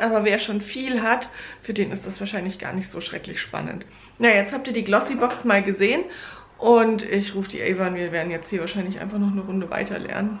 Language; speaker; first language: German; native; German